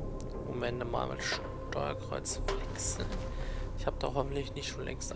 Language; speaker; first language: German; native; German